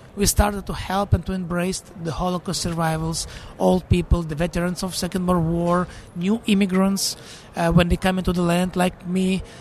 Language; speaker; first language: English; non-native, fluent; Russian